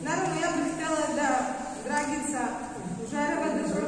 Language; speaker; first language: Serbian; non-native, fluent; Russian